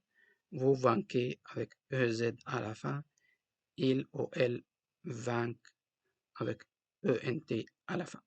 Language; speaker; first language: French; non-native, local second language; Arabic